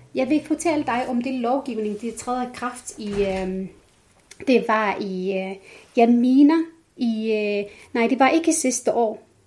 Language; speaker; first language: Danish; non-native, fluent; Arabic